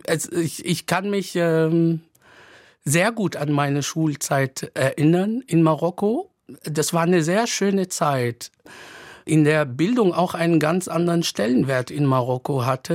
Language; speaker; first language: German; non-native, fluent; Arabic